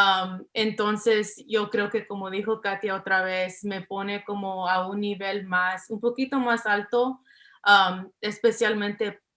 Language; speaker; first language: Spanish; early bilingual, heritage; English